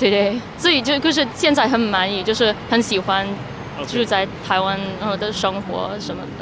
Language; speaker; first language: Chinese; non-native, fluent; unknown